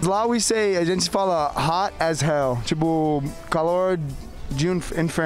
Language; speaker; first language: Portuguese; non-native, fluent; English